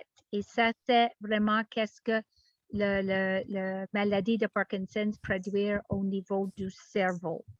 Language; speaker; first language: French; non-native, learner; English